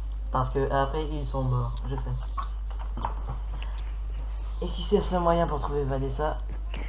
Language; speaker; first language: French; native; French